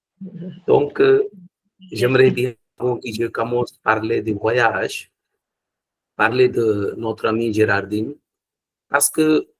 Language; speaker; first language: French; non-native, fluent; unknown